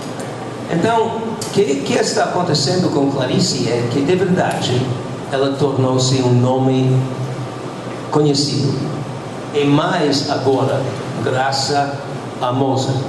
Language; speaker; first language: Portuguese; non-native, fluent; English